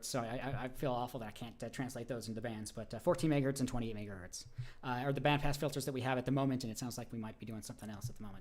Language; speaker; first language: English; native; English